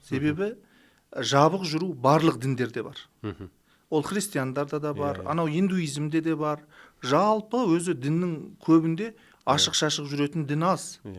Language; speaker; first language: Kazakh; early bilingual, heritage; Kazakh